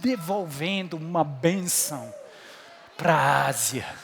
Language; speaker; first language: Portuguese; non-native, fluent; English